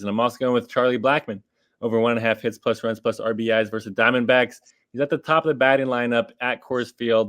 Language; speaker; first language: English; native; English